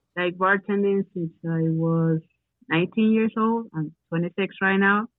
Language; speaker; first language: English; non-native, learner; Spanish